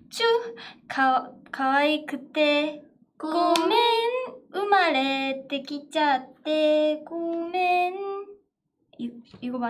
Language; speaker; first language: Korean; non-native, fluent; Japanese